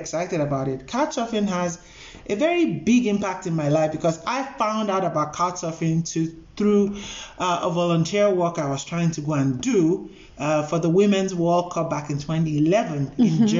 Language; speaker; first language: English; non-native, local second language; Yoruba